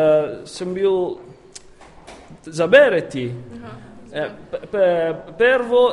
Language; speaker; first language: Slovenian; non-native, learner; Italian